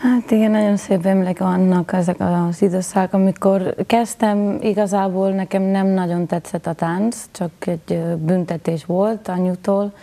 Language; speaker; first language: Hungarian; non-native, fluent; Spanish